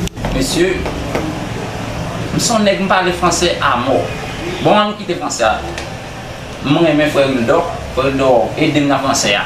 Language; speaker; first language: French; non-native, learner; Haitian Creole